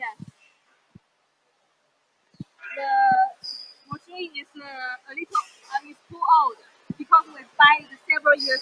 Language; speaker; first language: English; non-native, fluent; Chinese